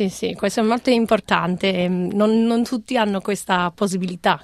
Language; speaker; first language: Italian; non-native, fluent; English